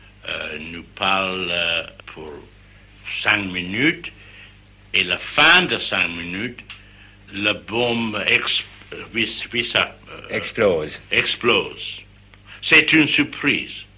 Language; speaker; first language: French; non-native, learner; English